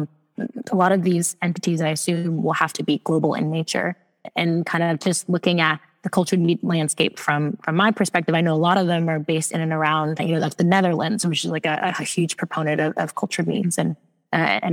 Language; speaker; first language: English; native; English